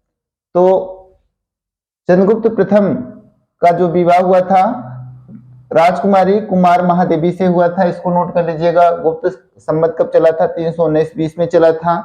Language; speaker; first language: Hindi; native; Hindi